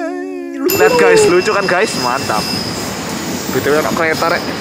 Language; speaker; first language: Indonesian; non-native, fluent; Japanese